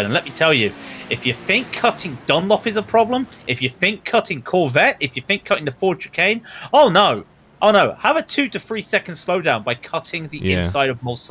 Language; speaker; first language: English; native; English